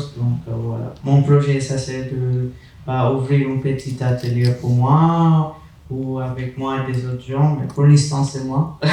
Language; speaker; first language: French; non-native, fluent; Spanish